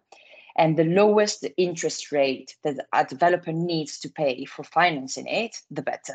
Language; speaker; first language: English; non-native, fluent; Italian